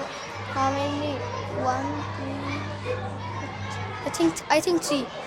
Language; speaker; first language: English; non-native, learner; Hindi